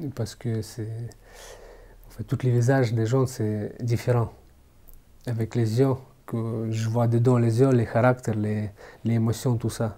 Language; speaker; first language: French; non-native, fluent; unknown